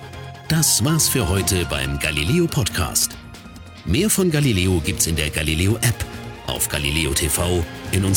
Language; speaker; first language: German; native; German